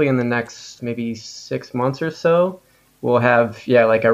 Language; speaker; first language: English; native; English